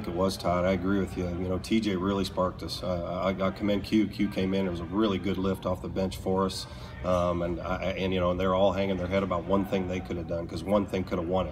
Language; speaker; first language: English; native; English